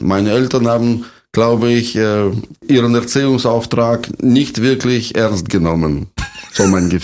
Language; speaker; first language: German; non-native, fluent; Russian